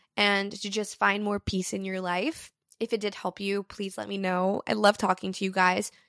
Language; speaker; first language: English; early bilingual, other home language; Portuguese